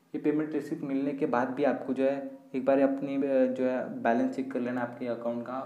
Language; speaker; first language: Hindi; non-native, local second language; Marathi